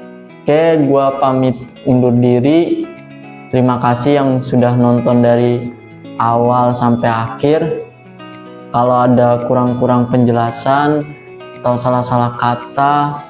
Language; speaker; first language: Indonesian; native; Indonesian